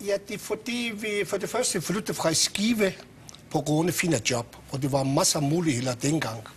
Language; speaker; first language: Danish; non-native, local second language; Persian